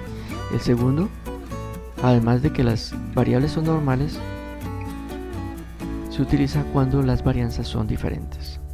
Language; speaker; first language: Spanish; native; Spanish